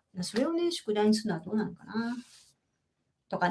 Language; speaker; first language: Japanese; native; Japanese